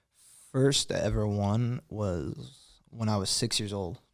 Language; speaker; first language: English; native; English